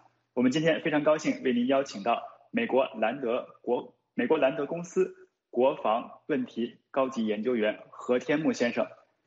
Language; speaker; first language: Chinese; native; Chinese